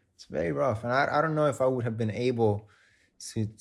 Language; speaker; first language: English; non-native, fluent; Spanish